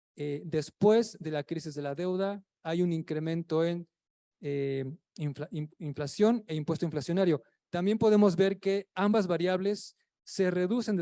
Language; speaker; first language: Spanish; native; Spanish